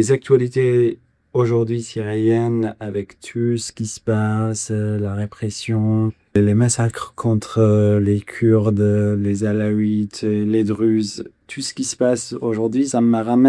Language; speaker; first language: French; non-native, fluent; Kurdish